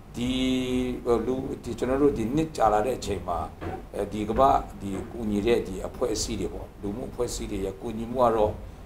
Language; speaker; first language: Burmese; non-native, local second language; Kachin